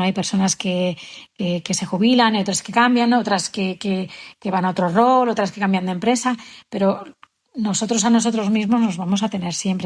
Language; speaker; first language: Spanish; native; Spanish